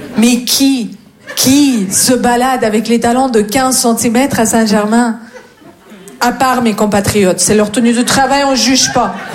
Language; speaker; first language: French; non-native, fluent; Russian